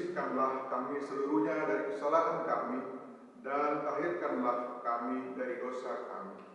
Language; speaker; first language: Indonesian; native; Indonesian